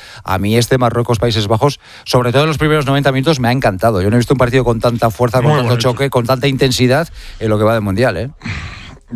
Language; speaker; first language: Spanish; native; Spanish